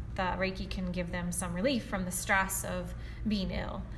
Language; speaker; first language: English; native; English